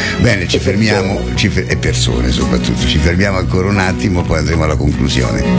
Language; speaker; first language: Italian; native; Italian